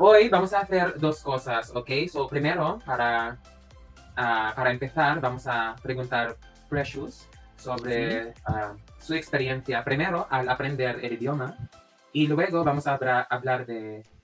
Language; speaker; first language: Spanish; non-native, fluent; Filipino